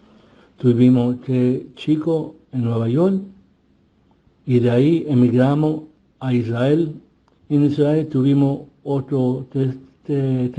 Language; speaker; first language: Spanish; early bilingual, heritage; Spanish